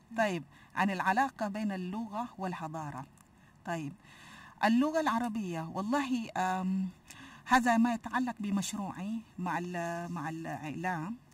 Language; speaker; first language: Arabic; non-native, fluent; Malay